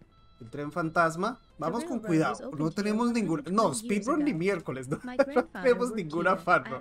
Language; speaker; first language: Spanish; native; Spanish